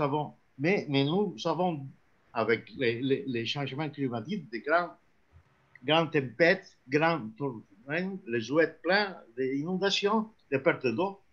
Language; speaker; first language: French; non-native, fluent; Spanish